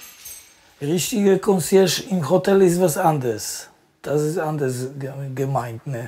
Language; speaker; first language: German; non-native, fluent; Polish